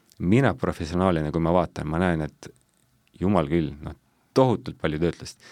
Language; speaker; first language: Estonian; non-native, local second language; Russian